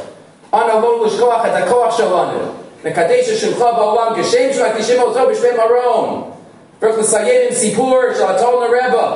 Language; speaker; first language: Hebrew; non-native, fluent; English